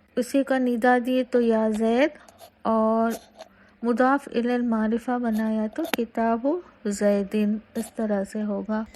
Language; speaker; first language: Urdu; native; Urdu